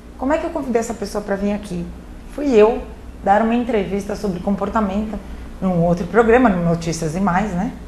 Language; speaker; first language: Portuguese; native; Portuguese